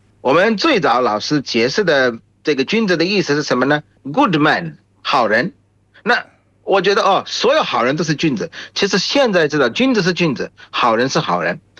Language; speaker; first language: Chinese; non-native, fluent; Bangla